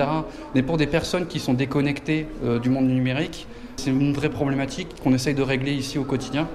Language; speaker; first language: French; native; French